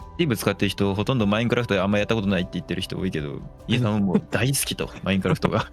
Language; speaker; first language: Japanese; native; Japanese